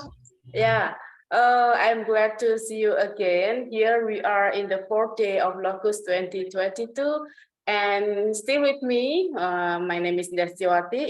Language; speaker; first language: English; non-native, fluent; Indonesian